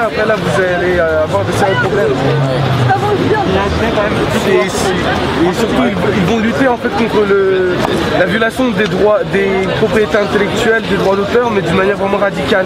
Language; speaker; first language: French; native; French